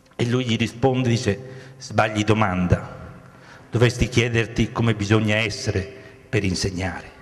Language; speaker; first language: Italian; native; Italian